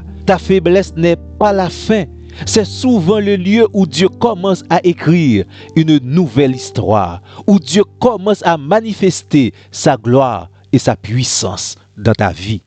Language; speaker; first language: French; non-native, local second language; Haitian Creole